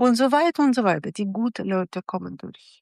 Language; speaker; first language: German; non-native, fluent; Russian